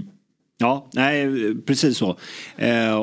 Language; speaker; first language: Swedish; native; Swedish